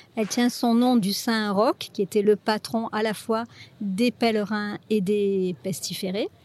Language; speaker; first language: French; native; French